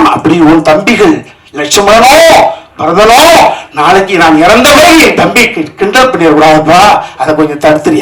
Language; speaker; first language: Tamil; native; Tamil